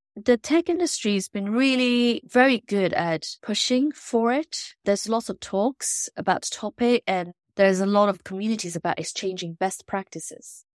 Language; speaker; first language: English; non-native, local second language; Chinese